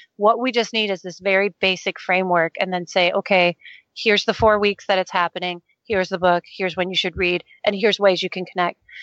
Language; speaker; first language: English; non-native, fluent; Danish